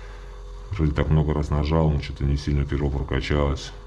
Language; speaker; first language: Russian; native; Russian